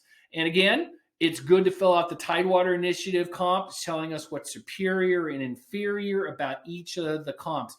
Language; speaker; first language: English; native; English